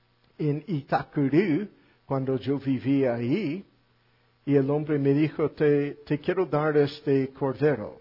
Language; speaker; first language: Spanish; non-native, fluent; English